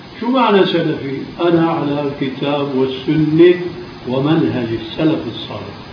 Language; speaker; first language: Arabic; early bilingual, other home language; Albanian